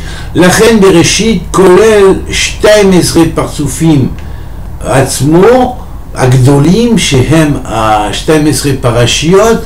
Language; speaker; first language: Hebrew; non-native, fluent; French